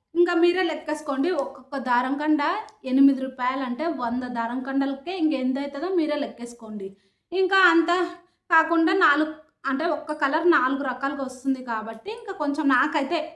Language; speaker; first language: Telugu; native; Telugu